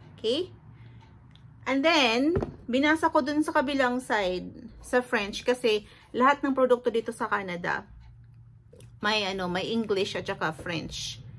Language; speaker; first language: Filipino; non-native, local second language; Cebuano